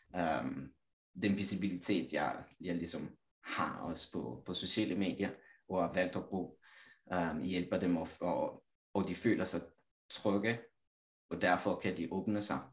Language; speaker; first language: Danish; non-native, fluent; Italian